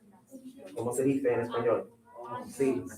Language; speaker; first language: Spanish; non-native, fluent; English